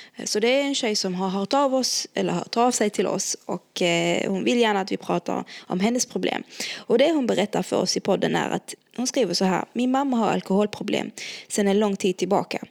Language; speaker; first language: Swedish; early bilingual, other home language; Arabic